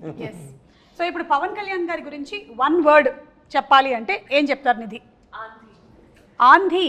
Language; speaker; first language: Telugu; native; Telugu